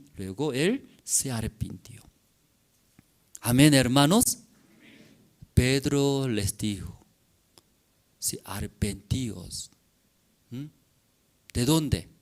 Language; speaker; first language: Spanish; non-native, learner; Korean